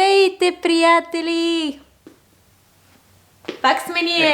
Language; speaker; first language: Bulgarian; non-native, fluent; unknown